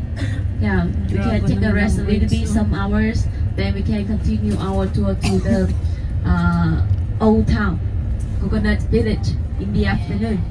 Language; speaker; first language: English; non-native, learner; Vietnamese